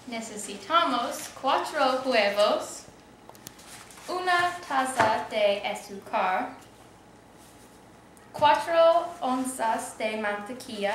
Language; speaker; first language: Spanish; non-native, learner; English